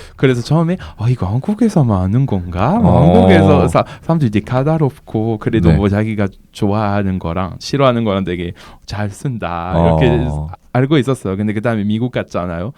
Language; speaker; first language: Korean; non-native, fluent; French